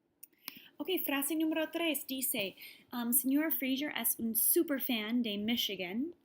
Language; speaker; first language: Spanish; non-native, fluent; English